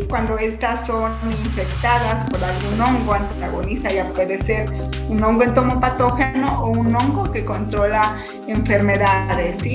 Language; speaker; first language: Spanish; native; Spanish